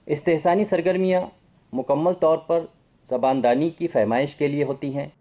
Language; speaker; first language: Urdu; native; Urdu